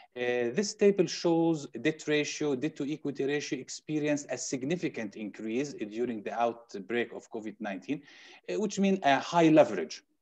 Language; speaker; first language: English; non-native, fluent; Arabic